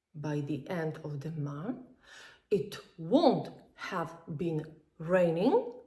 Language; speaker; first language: English; non-native, fluent; Polish